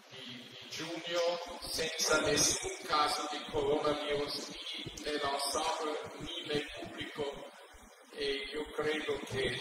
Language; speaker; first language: Italian; non-native, fluent; German